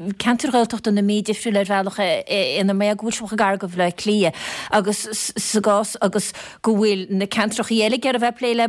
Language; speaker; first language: Irish; native; Irish